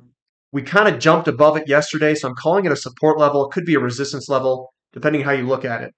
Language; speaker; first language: English; native; English